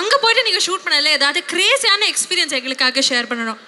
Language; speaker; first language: Tamil; native; Tamil